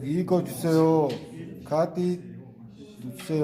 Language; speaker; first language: Korean; non-native, learner; Mongolian